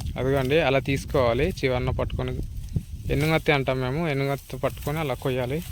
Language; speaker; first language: Telugu; non-native, local second language; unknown